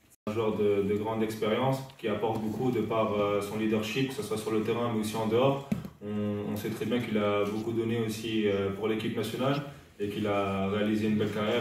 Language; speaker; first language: French; early bilingual, other home language; Arabic